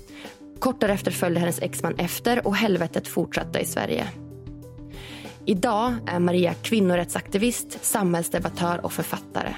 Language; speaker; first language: Swedish; native; Swedish